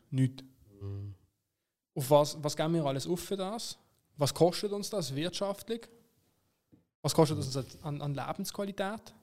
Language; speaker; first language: German; native; German